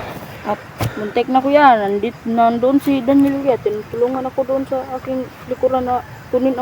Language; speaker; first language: Filipino; non-native, local second language; Cebuano